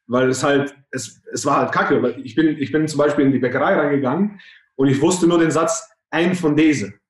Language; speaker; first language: German; non-native, fluent; Slovenian